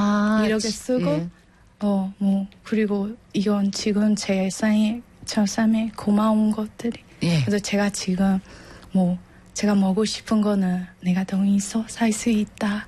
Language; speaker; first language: Korean; non-native, learner; Burmese